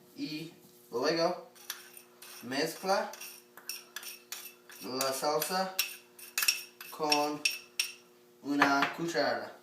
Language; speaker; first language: Spanish; non-native, learner; English